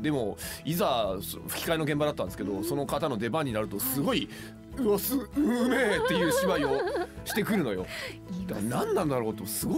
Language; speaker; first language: Japanese; native; Japanese